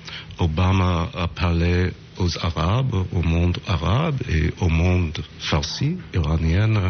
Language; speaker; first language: French; non-native, fluent; English